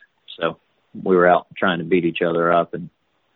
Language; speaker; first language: English; native; English